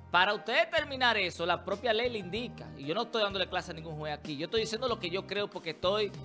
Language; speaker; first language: Spanish; native; Spanish